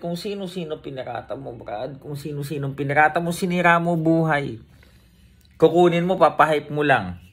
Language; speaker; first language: Filipino; native; Filipino